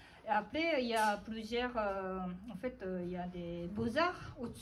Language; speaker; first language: French; non-native, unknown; Japanese